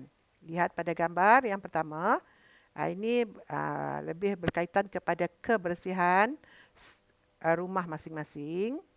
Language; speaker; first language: Malay; native; Malay